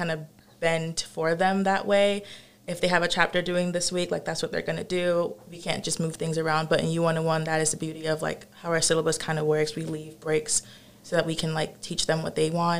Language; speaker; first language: English; non-native, local second language; Yoruba